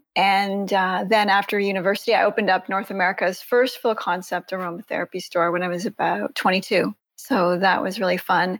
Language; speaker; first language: English; native; English